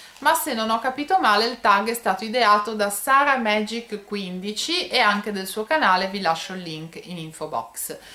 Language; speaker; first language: Italian; native; Italian